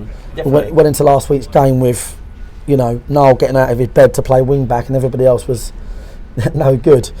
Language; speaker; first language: English; native; English